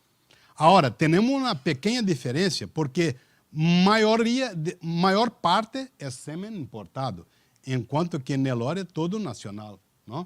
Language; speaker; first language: Spanish; non-native, learner; Portuguese